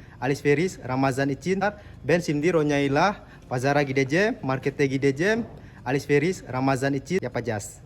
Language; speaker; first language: Turkish; non-native, fluent; Indonesian